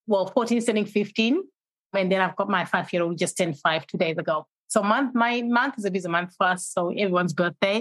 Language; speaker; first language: English; non-native, local second language; Shona